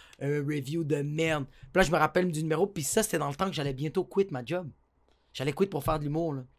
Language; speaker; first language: French; native; French